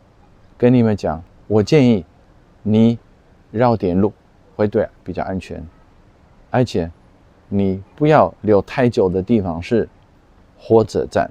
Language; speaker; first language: Chinese; non-native, fluent; Dutch